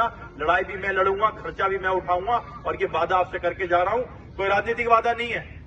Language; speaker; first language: Hindi; native; Hindi